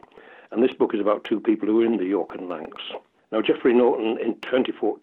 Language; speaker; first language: English; native; English